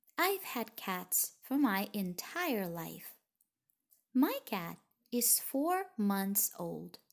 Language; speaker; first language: English; non-native, fluent; Russian